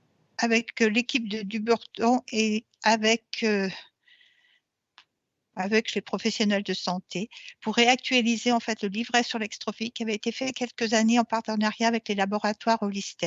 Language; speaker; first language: French; native; French